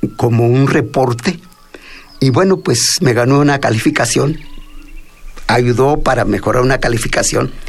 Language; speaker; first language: Spanish; non-native, local second language; Mixtepec Mixtec